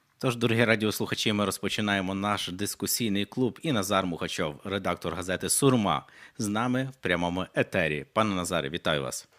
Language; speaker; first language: Ukrainian; native; Ukrainian